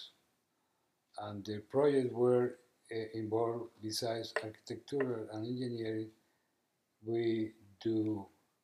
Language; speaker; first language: English; non-native, learner; Spanish